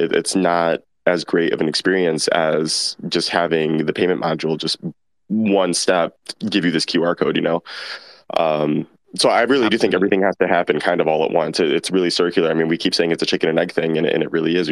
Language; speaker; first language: English; native; English